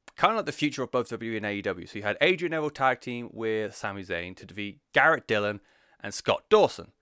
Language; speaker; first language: English; native; English